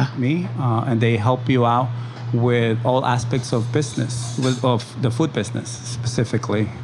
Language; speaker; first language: English; early bilingual, other home language; Spanish